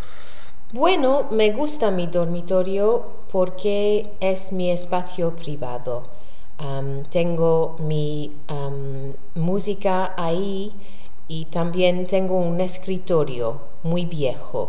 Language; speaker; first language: Spanish; non-native, learner; English